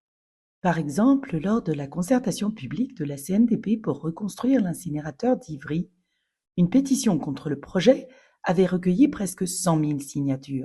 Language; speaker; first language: French; native; French